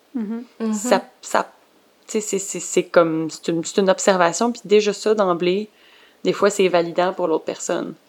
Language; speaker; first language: French; native; French